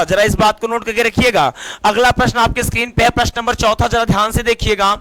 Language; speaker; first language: Hindi; native; Hindi